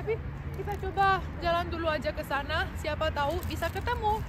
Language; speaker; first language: Indonesian; non-native, fluent; Romanian